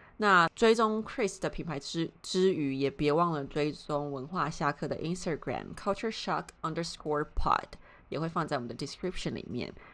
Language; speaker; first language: Chinese; native; Chinese